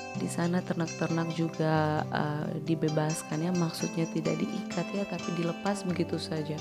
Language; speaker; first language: Indonesian; native; Indonesian